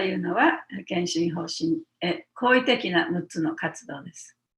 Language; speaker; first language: Japanese; native; Japanese